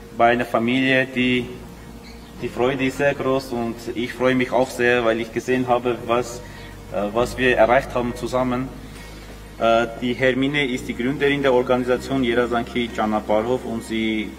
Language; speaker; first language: German; non-native, learner; Armenian